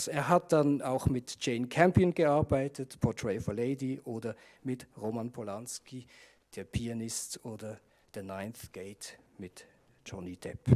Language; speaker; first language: German; native; German